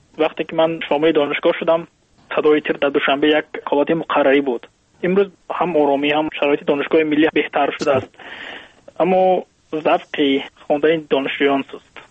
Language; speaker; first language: Persian; native; Persian